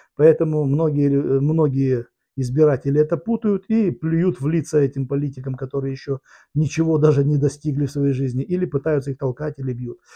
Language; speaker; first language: Russian; native; Russian